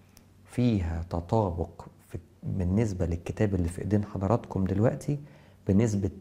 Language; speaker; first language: Arabic; native; Arabic